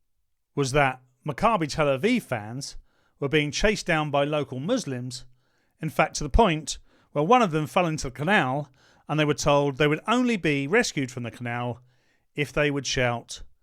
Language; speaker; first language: English; native; English